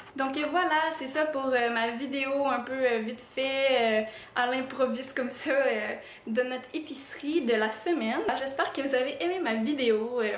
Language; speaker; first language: French; native; French